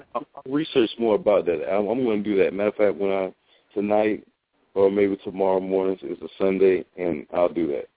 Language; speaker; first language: English; native; English